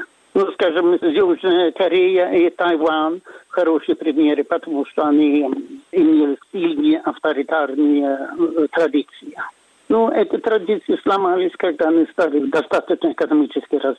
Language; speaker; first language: Russian; non-native, fluent; Swedish